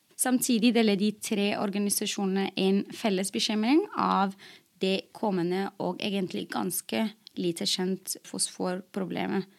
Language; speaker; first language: Norwegian; non-native, fluent; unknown